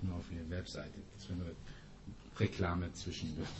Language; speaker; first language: German; non-native, fluent; Persian